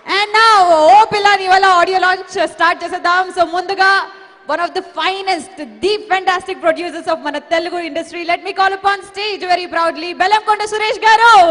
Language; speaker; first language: Telugu; native; Telugu